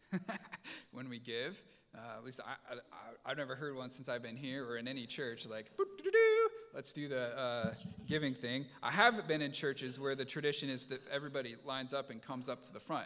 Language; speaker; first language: English; native; English